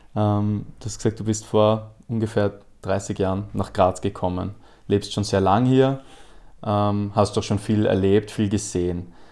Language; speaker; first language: German; native; German